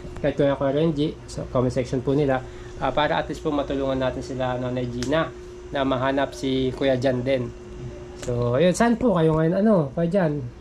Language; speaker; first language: Filipino; native; Filipino